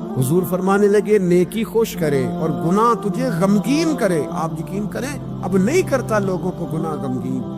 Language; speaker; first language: Urdu; non-native, local second language; Punjabi